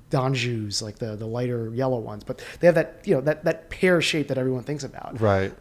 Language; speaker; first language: English; native; English